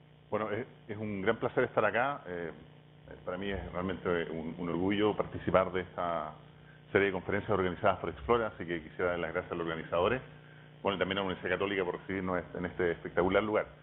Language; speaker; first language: Spanish; native; Spanish